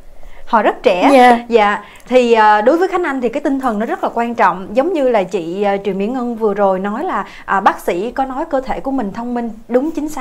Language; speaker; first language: Vietnamese; native; Vietnamese